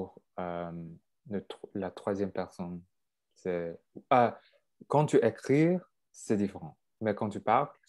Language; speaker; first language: French; non-native, local second language; English